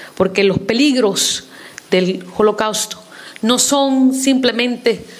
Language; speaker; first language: Spanish; early bilingual, heritage; Spanish